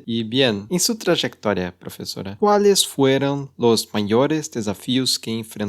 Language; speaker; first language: Spanish; non-native, learner; Portuguese